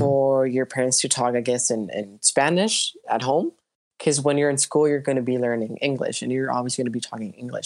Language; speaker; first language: English; early bilingual, other home language; Spanish